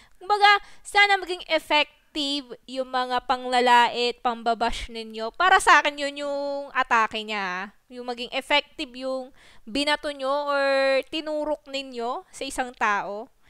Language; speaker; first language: Filipino; non-native, local second language; Waray